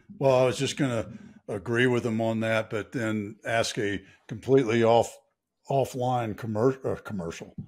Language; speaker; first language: English; native; English